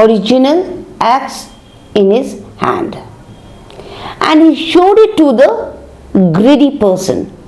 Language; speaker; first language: English; non-native, local second language; Bangla